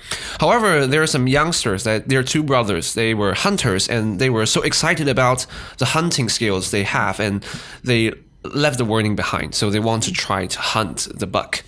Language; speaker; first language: English; non-native, fluent; Chinese